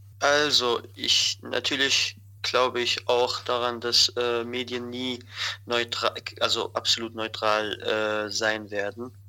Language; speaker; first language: German; non-native, fluent; Arabic